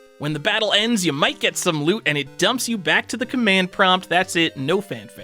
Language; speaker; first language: English; native; English